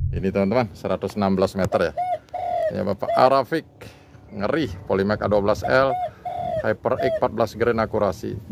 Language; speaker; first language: Indonesian; non-native, local second language; Balinese